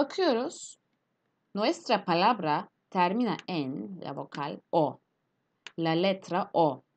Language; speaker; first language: Spanish; non-native, fluent; Turkish